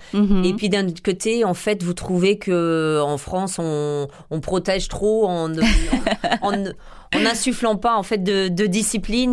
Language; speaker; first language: French; native; French